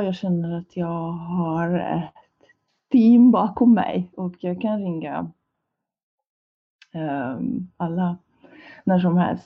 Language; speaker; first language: Swedish; non-native, fluent; Hungarian